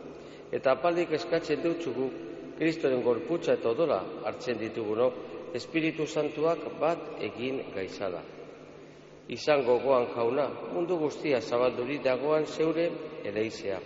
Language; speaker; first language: Basque; native; Basque